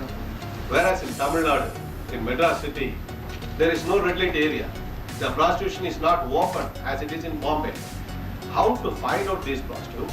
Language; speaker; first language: English; non-native, local second language; Tamil